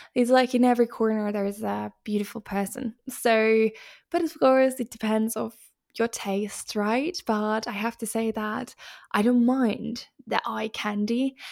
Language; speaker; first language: English; non-native, fluent; Finnish